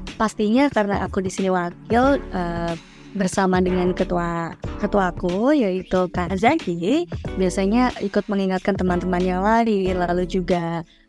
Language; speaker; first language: Indonesian; native; Indonesian